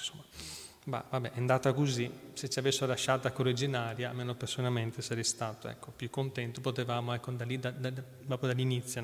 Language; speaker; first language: Italian; native; Italian